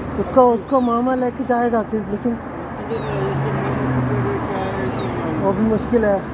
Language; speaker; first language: Hindi; non-native, local second language; Malayalam